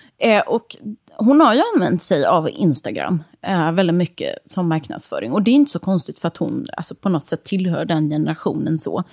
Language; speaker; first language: Swedish; early bilingual, other home language; Serbian